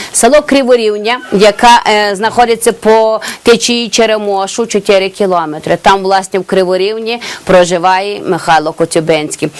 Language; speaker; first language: Ukrainian; native; Ukrainian